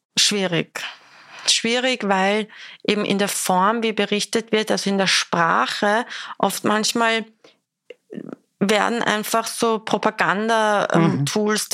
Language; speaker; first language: German; early bilingual, other home language; Persian